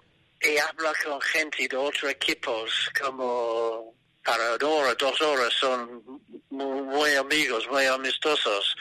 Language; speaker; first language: Spanish; non-native, learner; English